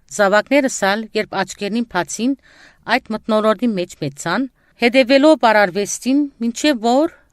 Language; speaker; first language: Armenian; early bilingual, heritage; Armenian